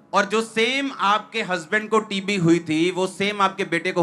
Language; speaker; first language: Hindi; native; Hindi